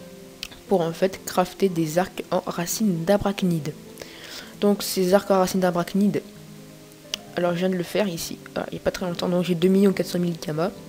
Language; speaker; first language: French; native; French